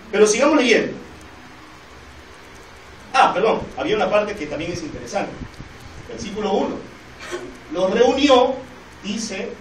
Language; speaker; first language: Spanish; native; Spanish